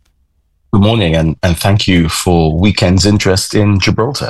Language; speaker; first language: English; native; English